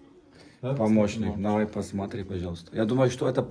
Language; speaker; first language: Russian; non-native, learner; Turkish